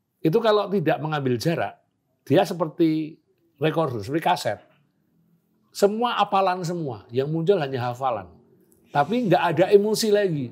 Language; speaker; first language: Indonesian; non-native, local second language; Javanese